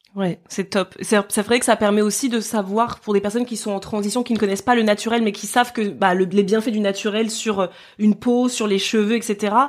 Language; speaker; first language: French; native; French